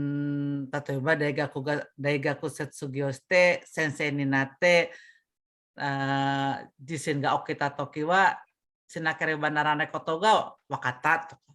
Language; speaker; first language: Japanese; non-native, learner; Indonesian